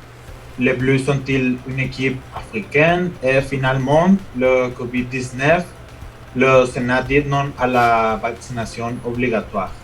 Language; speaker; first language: French; non-native, fluent; Spanish